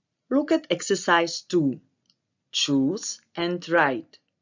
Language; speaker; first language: English; non-native, fluent; Czech